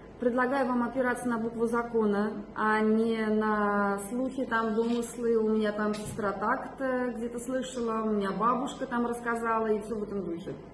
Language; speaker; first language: Russian; native; Russian